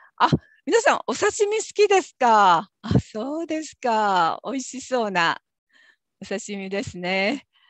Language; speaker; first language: Japanese; native; Japanese